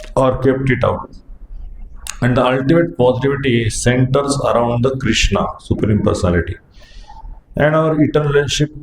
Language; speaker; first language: English; non-native, local second language; Hindi